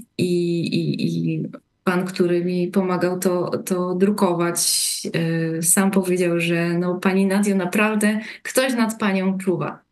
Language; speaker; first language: Polish; native; Polish